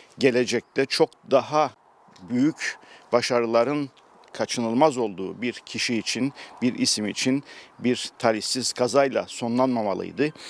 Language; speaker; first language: Turkish; native; Turkish